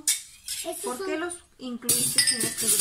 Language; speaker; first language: Spanish; native; Spanish